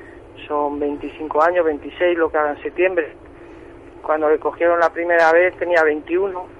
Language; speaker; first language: Spanish; native; Spanish